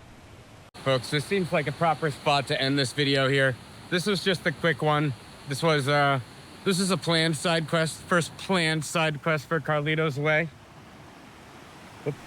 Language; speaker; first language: English; native; English